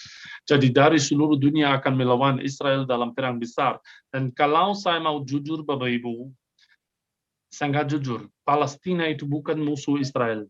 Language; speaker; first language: Indonesian; non-native, fluent; Arabic